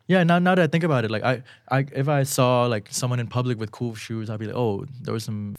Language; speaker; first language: English; early bilingual, other home language; Thai